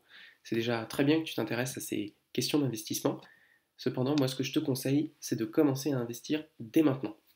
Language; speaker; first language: French; native; French